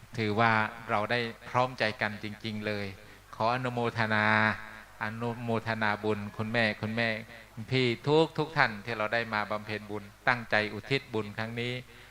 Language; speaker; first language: Thai; non-native, local second language; Northeastern Thai